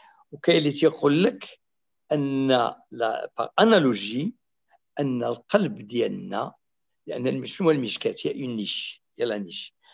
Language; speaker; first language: French; non-native, local second language; Arabic